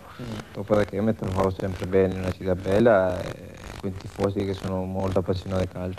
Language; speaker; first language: Italian; non-native, fluent; Spanish